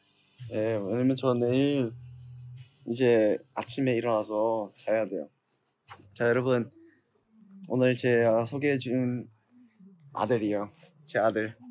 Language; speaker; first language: Korean; non-native, fluent; English